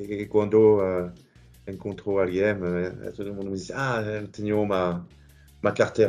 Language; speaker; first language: Portuguese; non-native, fluent; French